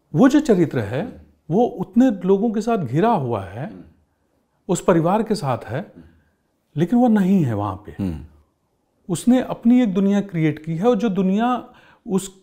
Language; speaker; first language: Hindi; native; Hindi